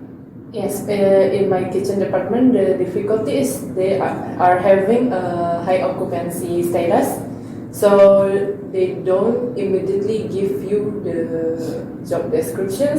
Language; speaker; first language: English; non-native, learner; Indonesian